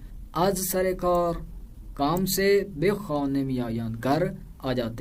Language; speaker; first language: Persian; non-native, fluent; Urdu